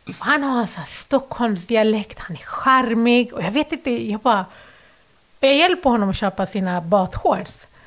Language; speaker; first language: Swedish; early bilingual, other home language; Arabic